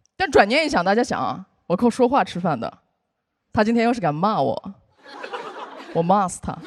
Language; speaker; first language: Chinese; non-native, local second language; Uyghur